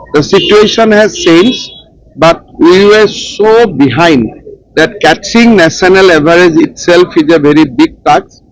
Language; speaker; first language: English; non-native, local second language; Assamese